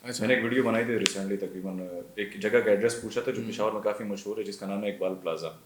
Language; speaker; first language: Urdu; non-native, local second language; Pashto